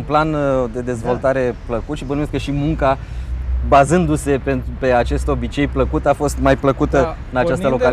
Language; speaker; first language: Romanian; native; Romanian